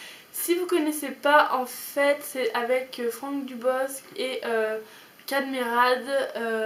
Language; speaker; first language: French; native; French